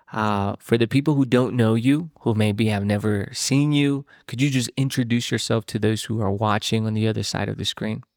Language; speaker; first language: English; native; English